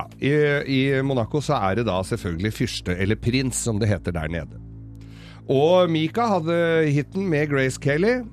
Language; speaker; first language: Norwegian; native; Norwegian